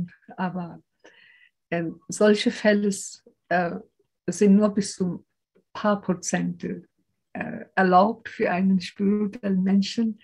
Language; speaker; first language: German; non-native, fluent; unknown